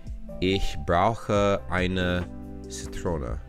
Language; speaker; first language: German; non-native, learner; English